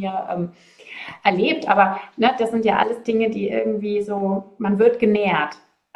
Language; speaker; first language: German; native; German